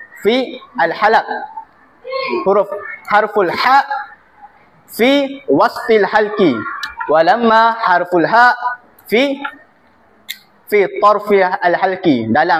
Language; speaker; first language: Arabic; non-native, learner; Malay